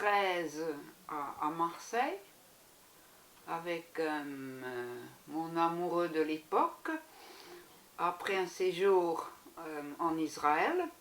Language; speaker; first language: French; non-native, local second language; German